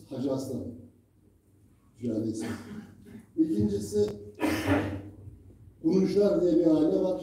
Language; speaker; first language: Turkish; native; Turkish